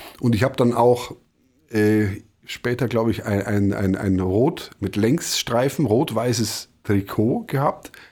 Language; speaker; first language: German; native; German